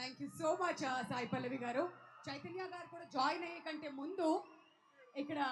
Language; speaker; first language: Telugu; native; Telugu